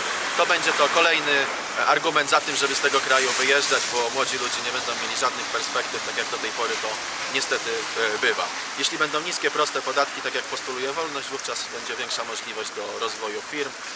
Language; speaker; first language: Polish; native; Polish